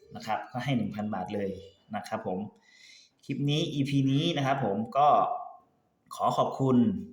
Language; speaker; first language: Thai; native; Thai